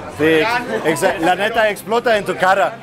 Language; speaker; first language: Spanish; non-native, fluent; German